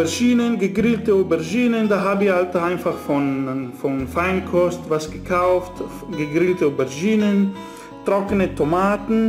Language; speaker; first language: German; non-native, fluent; Italian